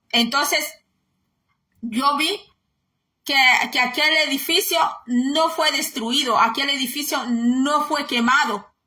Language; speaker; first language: Spanish; native; Spanish